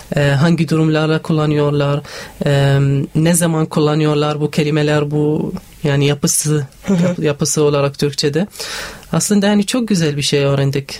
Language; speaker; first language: Turkish; non-native, fluent; Arabic